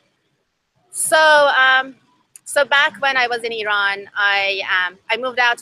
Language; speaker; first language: English; non-native, fluent; Persian